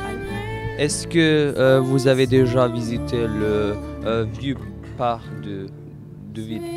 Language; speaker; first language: French; non-native, learner; Bosnian